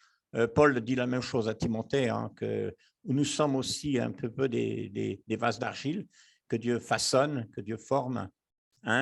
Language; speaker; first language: French; native; French